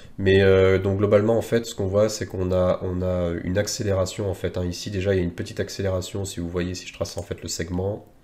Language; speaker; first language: French; native; French